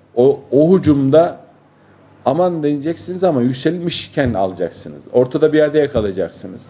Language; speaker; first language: Turkish; native; Turkish